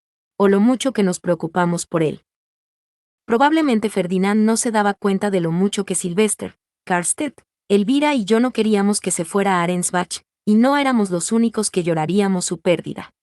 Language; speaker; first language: Spanish; native; Spanish